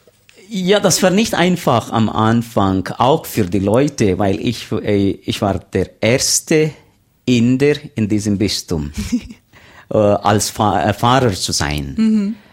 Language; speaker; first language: German; non-native, learner; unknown